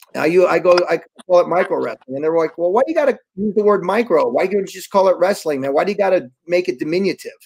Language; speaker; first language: English; native; English